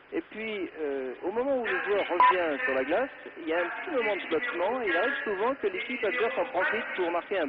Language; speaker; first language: French; native; French